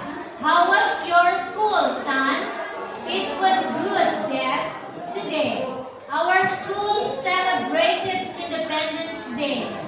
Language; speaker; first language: English; non-native, local second language; Indonesian